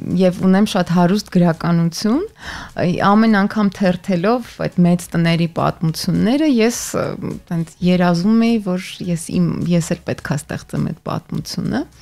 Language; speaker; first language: Armenian; native; Armenian